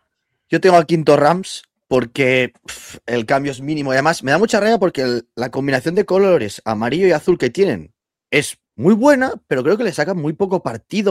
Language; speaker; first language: Spanish; native; Spanish